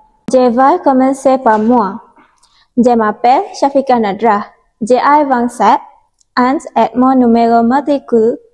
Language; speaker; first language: French; non-native, learner; Malay